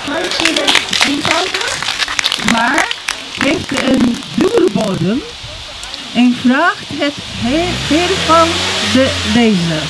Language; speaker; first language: Dutch; non-native, fluent; Japanese